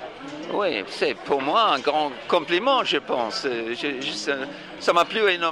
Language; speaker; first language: French; non-native, fluent; English